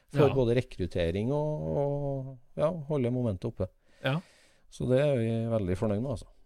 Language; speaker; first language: Norwegian; native; Norwegian